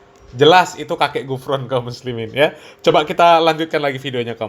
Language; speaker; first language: Indonesian; native; Indonesian